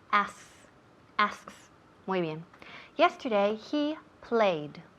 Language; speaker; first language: English; non-native, fluent; Spanish